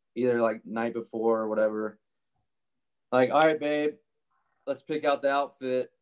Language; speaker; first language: English; native; English